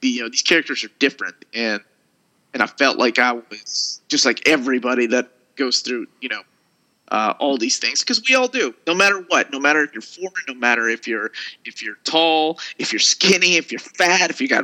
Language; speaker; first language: English; early bilingual, other home language; Spanish